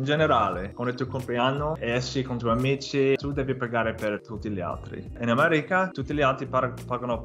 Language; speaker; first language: Italian; non-native, fluent; English